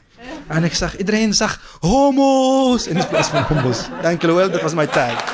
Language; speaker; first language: Dutch; non-native, learner; Arabic